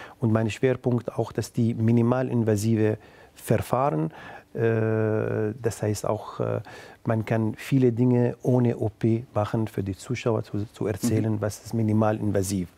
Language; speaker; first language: German; non-native, fluent; Arabic